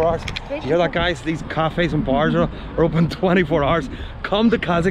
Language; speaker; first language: English; native; English